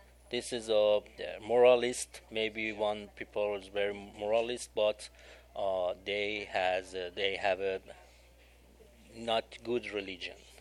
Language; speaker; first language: English; non-native, learner; Persian